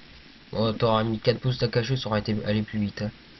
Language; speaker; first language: French; native; French